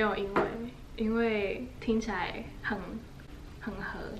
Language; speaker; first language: Chinese; early bilingual, heritage; Chinese